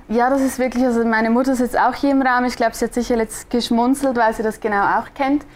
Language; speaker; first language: German; non-native, local second language; Swiss German